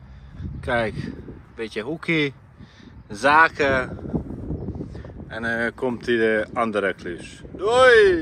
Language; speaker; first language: Dutch; non-native, learner; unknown